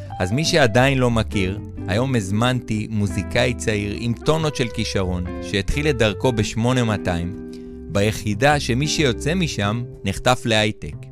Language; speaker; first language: Hebrew; native; Hebrew